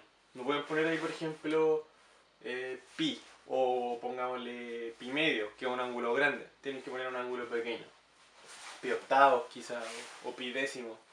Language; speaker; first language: Spanish; native; Spanish